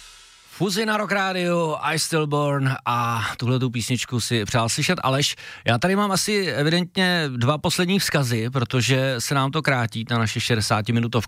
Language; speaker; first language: Czech; native; Czech